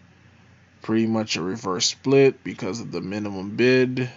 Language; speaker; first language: English; native; English